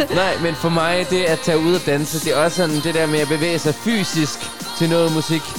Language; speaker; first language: Danish; non-native, local second language; Russian